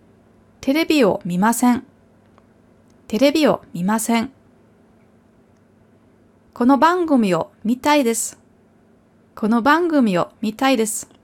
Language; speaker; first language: Japanese; non-native, fluent; German